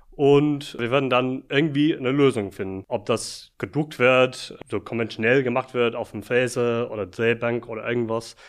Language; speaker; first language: German; non-native, fluent; English